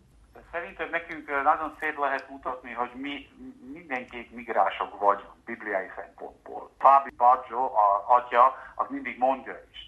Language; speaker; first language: Hungarian; early bilingual, heritage; Hungarian